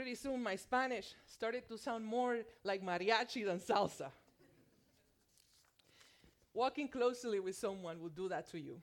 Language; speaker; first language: English; non-native, fluent; Spanish